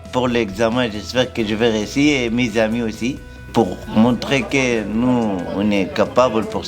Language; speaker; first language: French; non-native, learner; Arabic